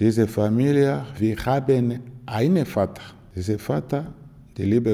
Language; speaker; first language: German; non-native, learner; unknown